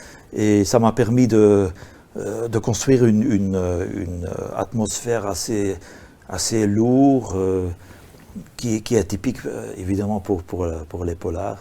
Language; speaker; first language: French; non-native, local second language; Dutch